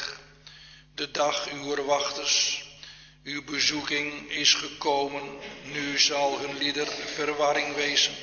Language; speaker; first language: Dutch; native; Dutch